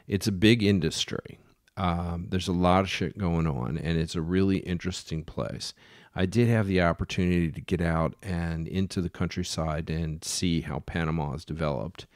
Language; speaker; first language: English; native; English